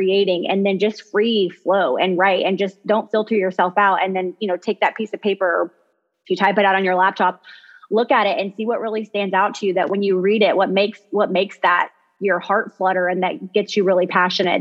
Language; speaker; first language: English; native; English